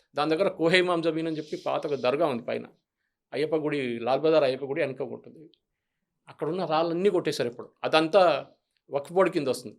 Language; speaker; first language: Telugu; non-native, local second language; Malayalam